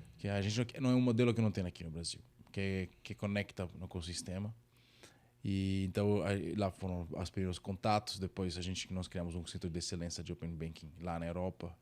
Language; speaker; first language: Portuguese; non-native, fluent; Italian